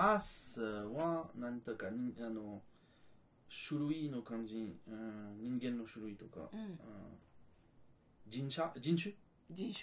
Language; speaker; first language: Japanese; non-native, fluent; French